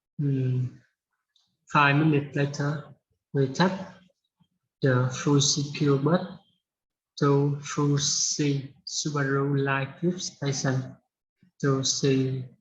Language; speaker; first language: English; non-native, learner; Vietnamese